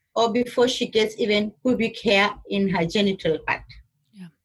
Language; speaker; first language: English; non-native, local second language; Somali